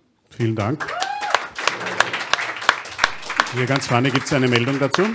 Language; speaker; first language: German; native; German